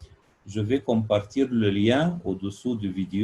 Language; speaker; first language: French; non-native, learner; Arabic